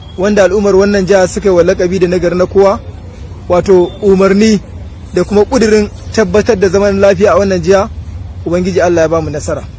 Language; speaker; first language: Hausa; native; Hausa